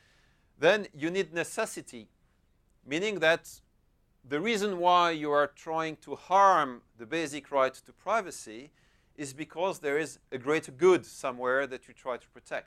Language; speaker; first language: English; non-native, fluent; French